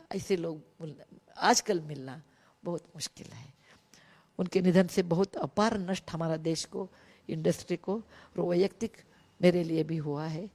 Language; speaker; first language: Hindi; non-native, local second language; Kannada